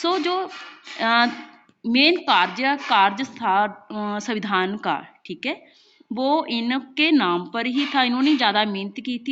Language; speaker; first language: Hindi; non-native, local second language; Punjabi